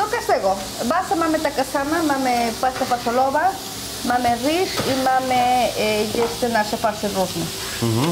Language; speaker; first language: Polish; non-native, learner; Spanish